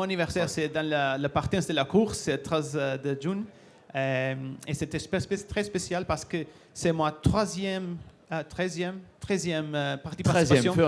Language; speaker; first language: French; non-native, learner; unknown